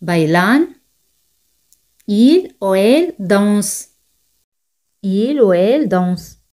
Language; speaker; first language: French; non-native, fluent; Spanish